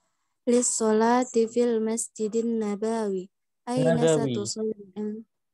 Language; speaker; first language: Arabic; non-native, learner; Indonesian